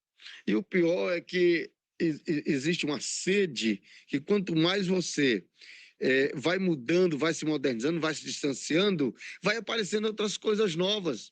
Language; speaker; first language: Portuguese; native; Portuguese